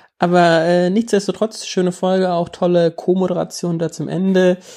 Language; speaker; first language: German; native; German